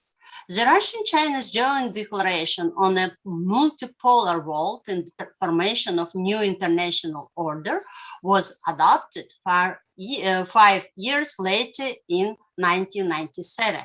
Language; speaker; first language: English; non-native, learner; Russian